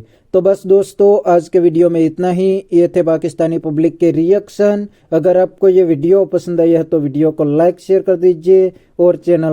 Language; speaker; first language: Hindi; native; Hindi